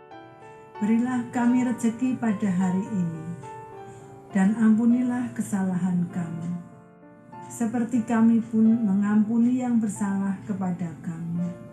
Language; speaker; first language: Indonesian; native; Indonesian